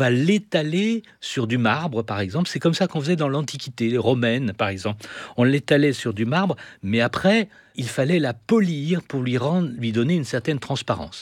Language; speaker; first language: French; native; French